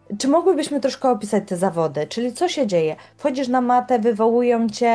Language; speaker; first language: Polish; native; Polish